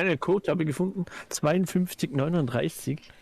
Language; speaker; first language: German; native; German